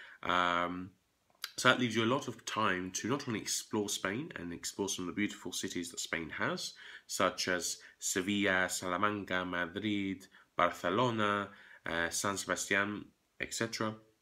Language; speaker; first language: English; native; English